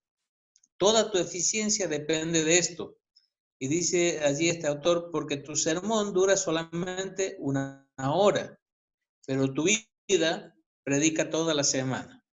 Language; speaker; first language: Spanish; native; Spanish